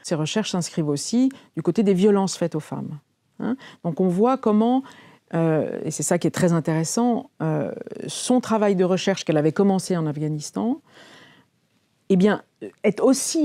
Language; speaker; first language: French; native; French